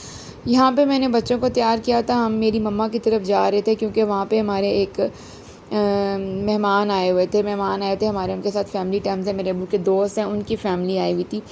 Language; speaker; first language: Urdu; native; Urdu